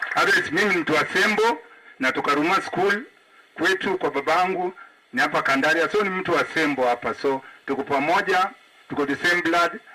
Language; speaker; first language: Swahili; non-native, local second language; Luo (Kenya and Tanzania)